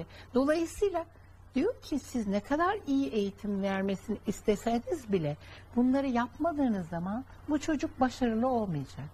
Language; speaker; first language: Turkish; native; Turkish